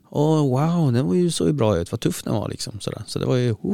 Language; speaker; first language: Swedish; early bilingual, other home language; Spanish